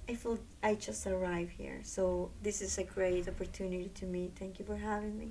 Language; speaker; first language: English; non-native, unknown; Spanish